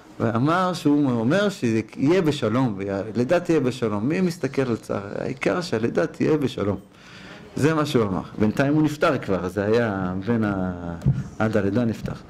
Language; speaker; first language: Hebrew; native; Hebrew